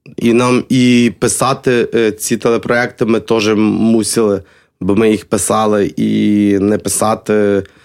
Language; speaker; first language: Ukrainian; native; Ukrainian